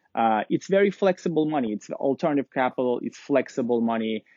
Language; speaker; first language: English; non-native, fluent; Turkish